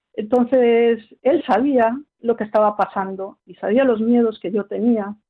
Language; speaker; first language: Spanish; early bilingual, heritage; French